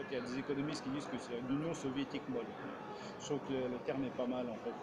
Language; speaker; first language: French; native; French